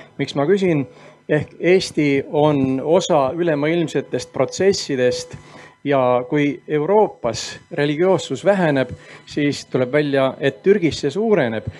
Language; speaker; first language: Estonian; native; Estonian